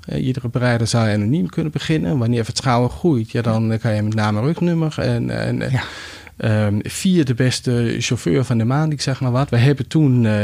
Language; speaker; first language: Dutch; non-native, fluent; Danish